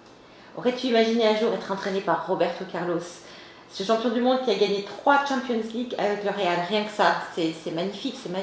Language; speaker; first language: French; native; French